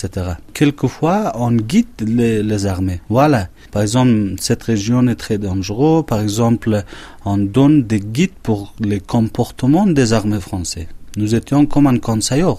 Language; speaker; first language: French; non-native, learner; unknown